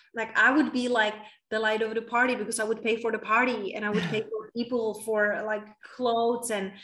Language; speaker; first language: English; non-native, fluent; Czech